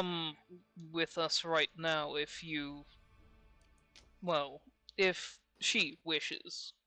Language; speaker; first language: English; native; English